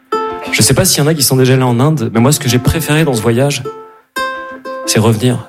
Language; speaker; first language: French; native; French